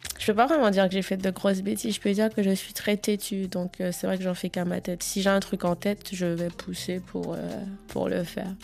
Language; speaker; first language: French; native; French